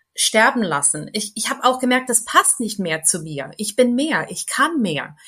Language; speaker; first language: German; non-native, fluent; English